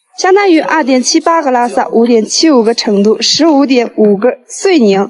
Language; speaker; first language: Chinese; non-native, local second language; Tibetan